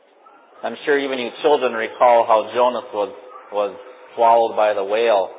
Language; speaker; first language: English; native; English